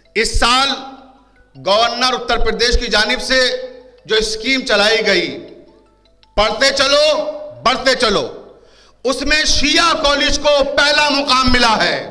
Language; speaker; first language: Hindi; native; Hindi